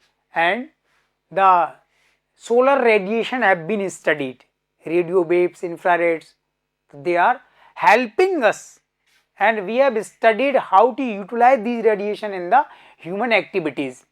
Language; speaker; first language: English; non-native, local second language; Hindi